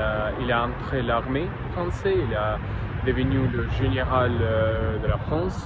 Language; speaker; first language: French; non-native, learner; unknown